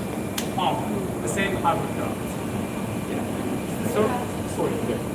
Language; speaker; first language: English; non-native, fluent; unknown